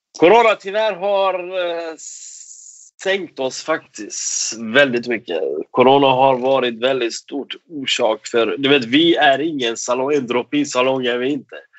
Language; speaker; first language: Swedish; non-native, fluent; Persian